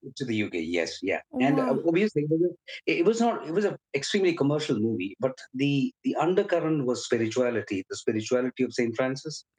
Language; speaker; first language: English; non-native, local second language; Malayalam